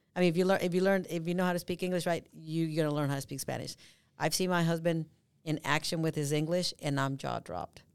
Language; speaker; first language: English; early bilingual, other home language; Spanish